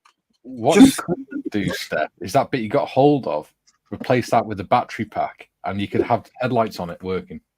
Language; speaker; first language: English; native; English